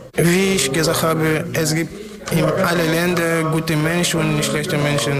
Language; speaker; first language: German; non-native, learner; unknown